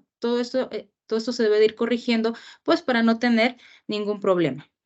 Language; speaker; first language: Spanish; native; Spanish